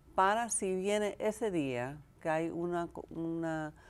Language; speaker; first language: Spanish; early bilingual, heritage; Spanish